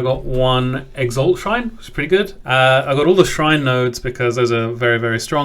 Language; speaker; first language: English; native; English